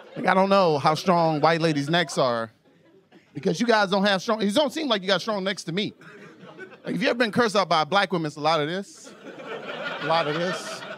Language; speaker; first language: English; native; English